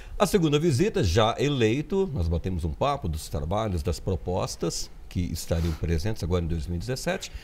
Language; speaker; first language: Portuguese; native; Portuguese